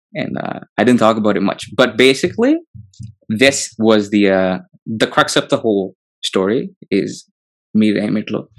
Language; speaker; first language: English; non-native, local second language; Telugu